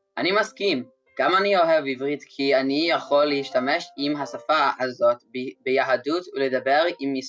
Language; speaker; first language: Hebrew; non-native, learner; English